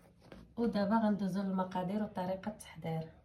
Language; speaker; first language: Arabic; native; Arabic